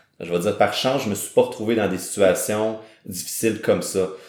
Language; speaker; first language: French; native; French